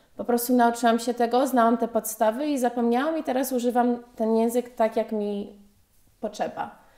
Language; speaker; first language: Polish; early bilingual, heritage; Polish